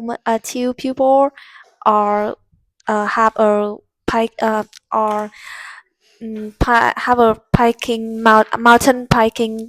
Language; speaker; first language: English; non-native, learner; Vietnamese